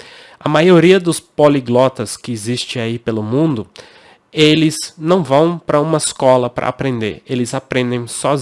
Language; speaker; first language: Portuguese; non-native, fluent; English